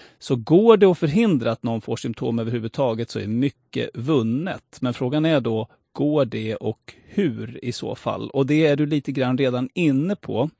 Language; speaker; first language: Swedish; native; Swedish